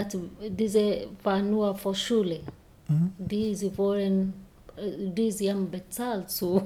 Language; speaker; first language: German; non-native, learner; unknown